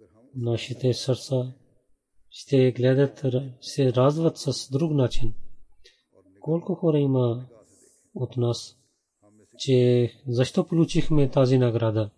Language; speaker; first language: Bulgarian; non-native, learner; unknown